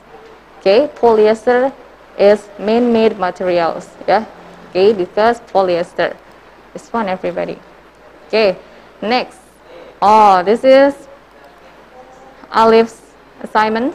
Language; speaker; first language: English; non-native, learner; Indonesian